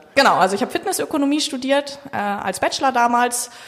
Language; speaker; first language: German; native; German